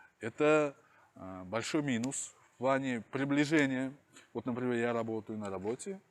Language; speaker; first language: Russian; native; Russian